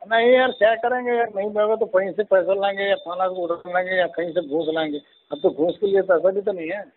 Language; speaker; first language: Hindi; non-native, local second language; Telugu